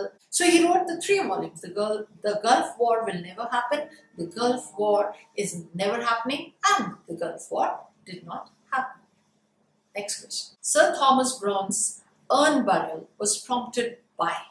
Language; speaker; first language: English; non-native, local second language; Hindi